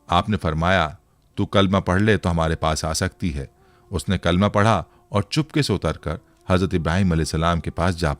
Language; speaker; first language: Urdu; native; Urdu